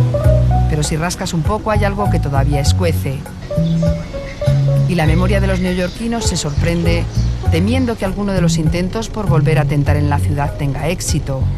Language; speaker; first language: Spanish; native; Spanish